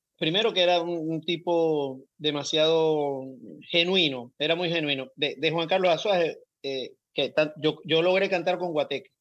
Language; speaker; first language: Spanish; native; Spanish